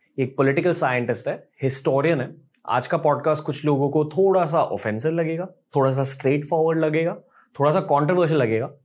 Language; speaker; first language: Hindi; native; Hindi